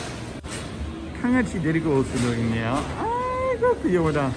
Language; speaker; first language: Korean; non-native, fluent; English